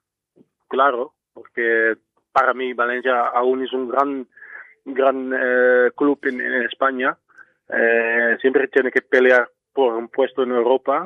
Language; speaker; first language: Spanish; non-native, fluent; Dutch